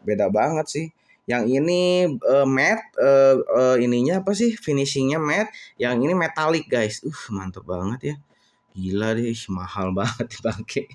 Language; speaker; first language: Indonesian; native; Indonesian